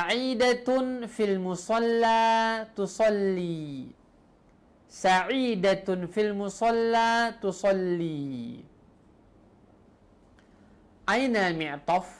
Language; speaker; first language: Arabic; non-native, fluent; Indonesian